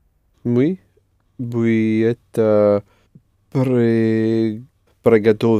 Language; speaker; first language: Russian; non-native, learner; English